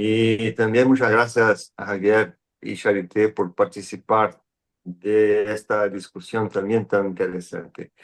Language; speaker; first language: Spanish; non-native, fluent; Portuguese